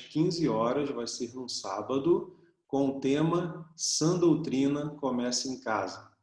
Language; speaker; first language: Portuguese; native; Portuguese